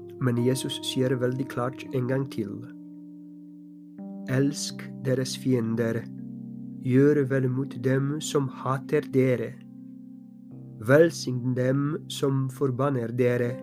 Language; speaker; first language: Norwegian; non-native, fluent; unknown